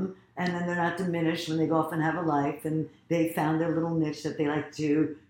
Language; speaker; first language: English; native; English